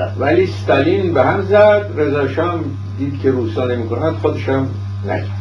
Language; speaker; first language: Persian; early bilingual, other home language; French